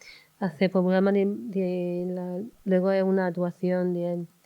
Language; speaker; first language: Spanish; non-native, learner; Chinese